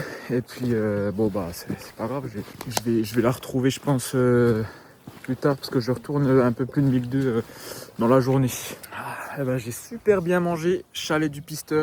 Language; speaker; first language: French; native; French